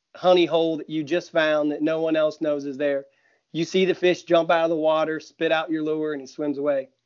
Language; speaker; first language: English; native; English